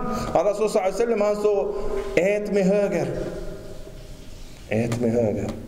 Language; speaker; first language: Swedish; non-native, fluent; Arabic